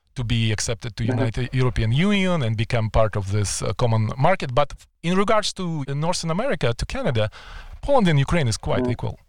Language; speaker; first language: English; non-native, fluent; Ukrainian